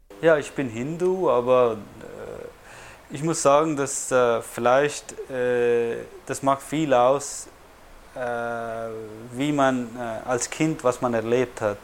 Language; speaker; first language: German; non-native, fluent; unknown